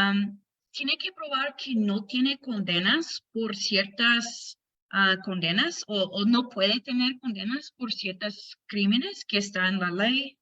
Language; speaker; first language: Spanish; non-native, fluent; English